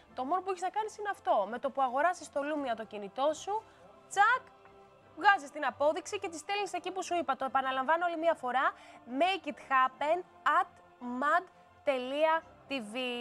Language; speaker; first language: Greek; native; Greek